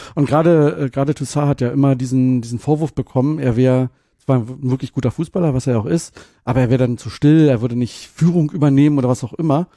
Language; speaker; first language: German; native; German